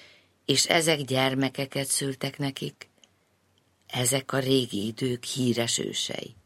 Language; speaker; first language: Hungarian; native; Hungarian